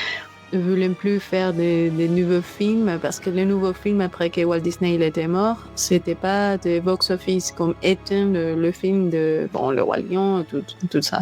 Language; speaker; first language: French; non-native, fluent; Spanish